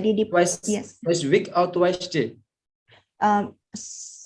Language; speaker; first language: English; non-native, learner; Indonesian